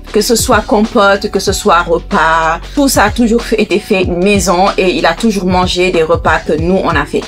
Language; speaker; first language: French; non-native, local second language; Wolof